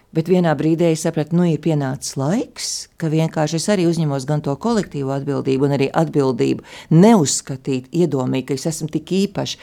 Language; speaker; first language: Latvian; native; Latvian